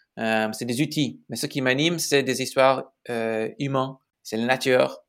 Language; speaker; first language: French; non-native, fluent; English